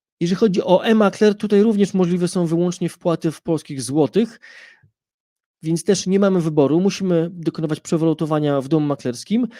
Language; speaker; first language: Polish; native; Polish